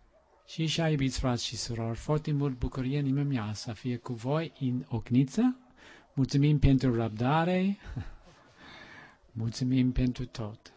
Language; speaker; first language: Romanian; non-native, learner; English